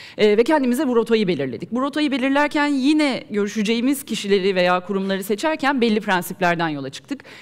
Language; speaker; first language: Turkish; native; Turkish